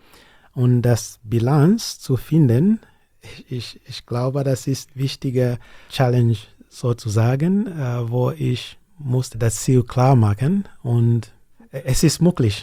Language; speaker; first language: German; non-native, learner; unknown